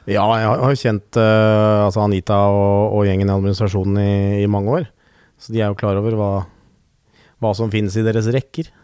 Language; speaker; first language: Norwegian; native; Norwegian